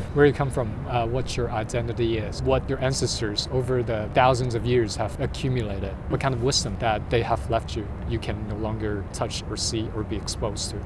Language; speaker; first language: English; non-native, fluent; Chinese